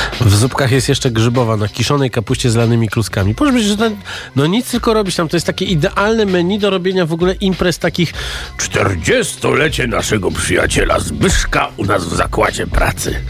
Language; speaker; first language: Polish; native; Polish